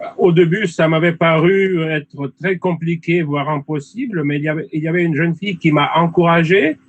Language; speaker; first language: French; non-native, fluent; Russian